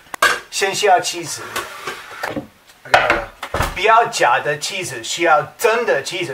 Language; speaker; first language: Chinese; non-native, learner; English